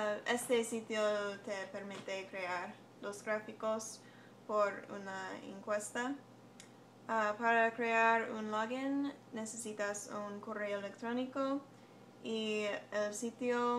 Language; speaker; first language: Spanish; non-native, learner; English